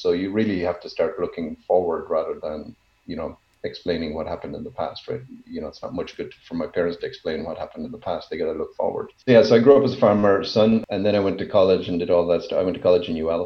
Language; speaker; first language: English; native; English